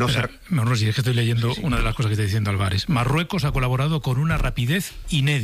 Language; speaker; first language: Spanish; native; Spanish